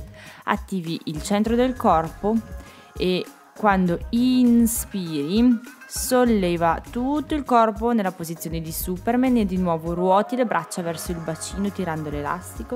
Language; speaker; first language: Italian; native; Italian